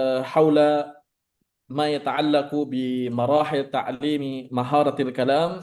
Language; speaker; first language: Arabic; non-native, fluent; Indonesian